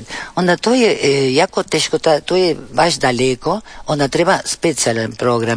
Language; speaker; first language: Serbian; early bilingual, heritage; Spanish